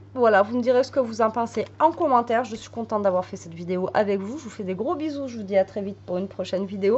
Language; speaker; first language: French; native; French